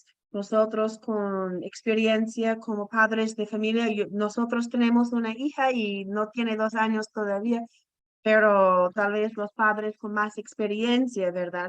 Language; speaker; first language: Spanish; non-native, fluent; English